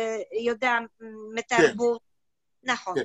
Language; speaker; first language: Hebrew; non-native, learner; Polish